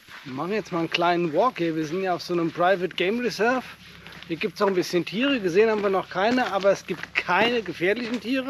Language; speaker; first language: German; native; German